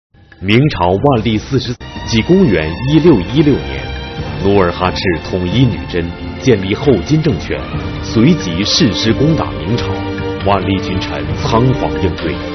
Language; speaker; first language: Chinese; native; Chinese